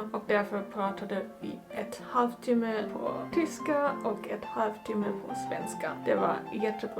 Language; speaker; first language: Swedish; non-native, learner; German